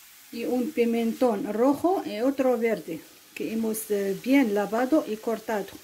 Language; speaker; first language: Spanish; non-native, fluent; Arabic